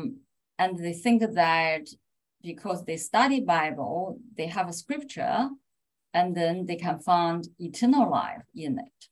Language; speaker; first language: English; non-native, fluent; Chinese